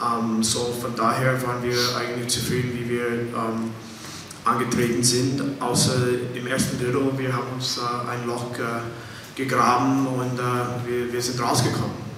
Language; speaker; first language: German; non-native, fluent; English